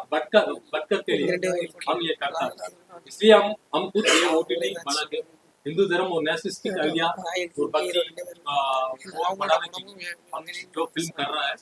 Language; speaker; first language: Hindi; non-native, learner; Tamil